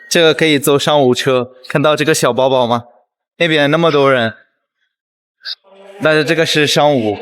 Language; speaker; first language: Chinese; non-native, fluent; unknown